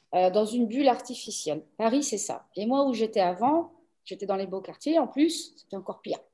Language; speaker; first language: French; early bilingual, other home language; Portuguese